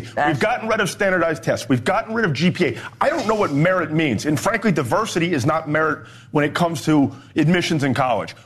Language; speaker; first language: English; native; English